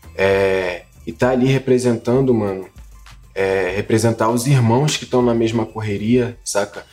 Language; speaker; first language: Portuguese; native; Portuguese